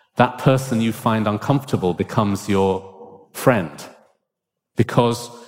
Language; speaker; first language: English; native; English